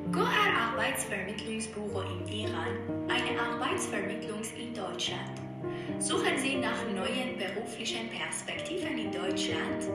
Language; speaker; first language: German; non-native, fluent; Persian